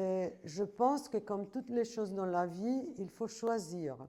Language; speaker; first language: French; non-native, fluent; Italian